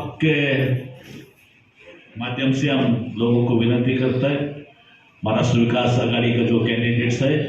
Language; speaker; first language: Hindi; non-native, local second language; Kannada